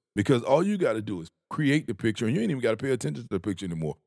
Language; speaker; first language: English; native; English